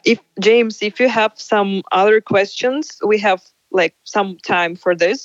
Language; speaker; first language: English; non-native, fluent; Ukrainian